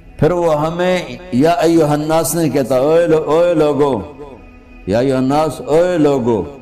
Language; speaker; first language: Urdu; non-native, local second language; Punjabi